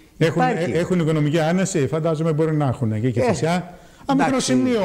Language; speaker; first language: Greek; native; Greek